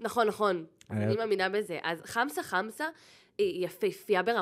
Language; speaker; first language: Hebrew; native; Hebrew